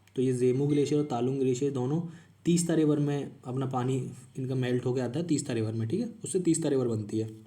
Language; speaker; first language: Hindi; native; Hindi